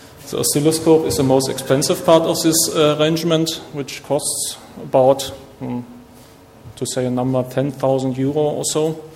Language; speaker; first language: English; non-native, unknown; German